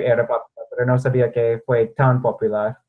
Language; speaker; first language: Spanish; non-native, fluent; English